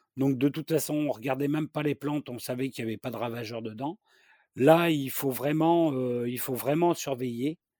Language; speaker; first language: French; native; French